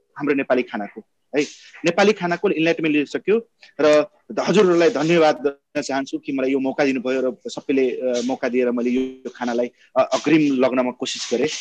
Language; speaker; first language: Nepali; non-native, local second language; Maithili